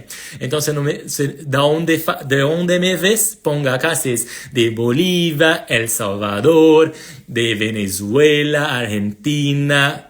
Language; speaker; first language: Spanish; non-native, fluent; Portuguese